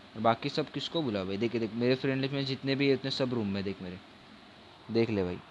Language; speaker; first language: Hindi; non-native, local second language; Marathi